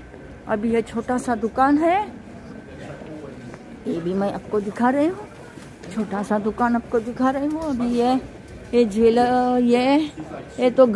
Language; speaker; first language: Hindi; non-native, local second language; Marathi